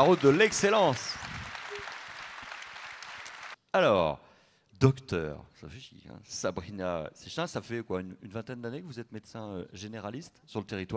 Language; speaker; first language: French; native; French